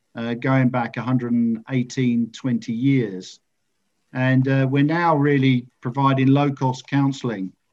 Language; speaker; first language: English; native; English